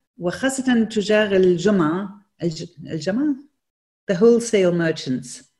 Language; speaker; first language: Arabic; non-native, fluent; German